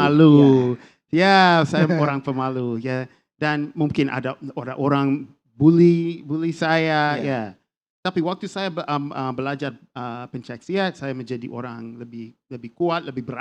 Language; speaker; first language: Indonesian; non-native, learner; English